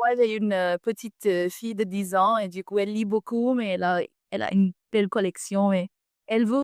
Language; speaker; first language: French; non-native, fluent; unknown